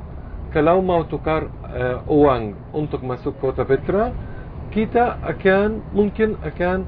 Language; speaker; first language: Indonesian; non-native, fluent; Arabic